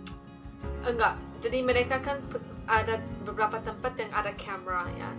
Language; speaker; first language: Indonesian; non-native, fluent; English